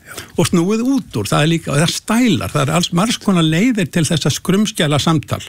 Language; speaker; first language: Icelandic; native; Icelandic